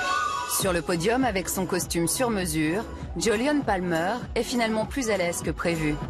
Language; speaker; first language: French; native; French